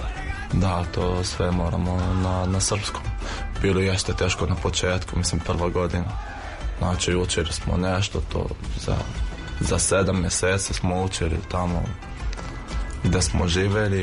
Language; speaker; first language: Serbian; non-native, fluent; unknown